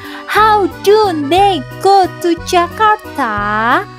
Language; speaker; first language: English; non-native, fluent; Indonesian